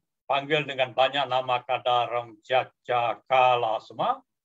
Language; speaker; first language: Malay; non-native, local second language; Tamil